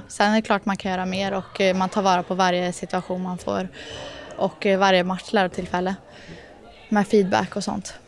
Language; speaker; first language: Swedish; native; Swedish